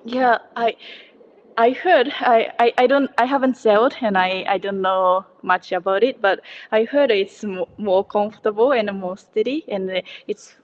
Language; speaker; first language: English; non-native, learner; Japanese